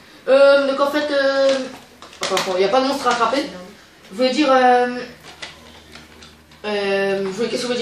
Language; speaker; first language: French; native; French